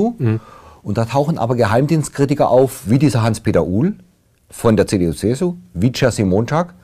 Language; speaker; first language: German; native; German